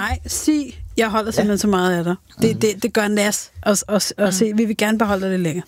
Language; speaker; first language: Danish; early bilingual, other home language; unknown